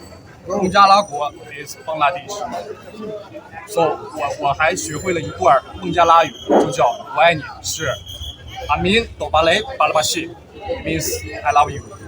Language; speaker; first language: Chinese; non-native, learner; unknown